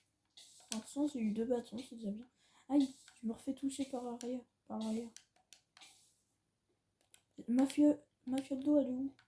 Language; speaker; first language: French; native; French